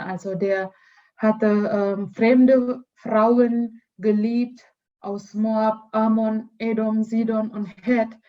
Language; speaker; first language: German; non-native, learner; Indonesian